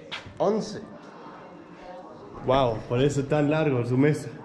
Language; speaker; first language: Spanish; non-native, fluent; Danish